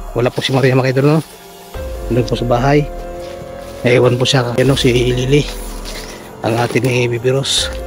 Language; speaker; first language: Filipino; non-native, local second language; Cebuano